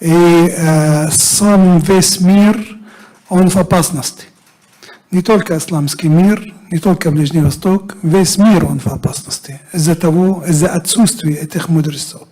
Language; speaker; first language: Russian; non-native, fluent; Arabic